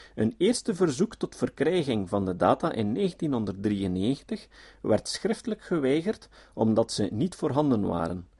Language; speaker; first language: Dutch; native; Dutch